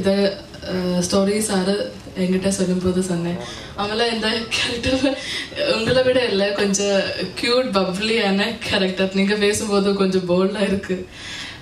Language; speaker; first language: Tamil; non-native, learner; Malayalam